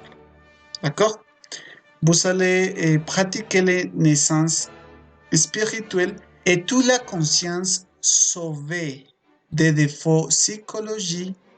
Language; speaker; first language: French; non-native, fluent; Spanish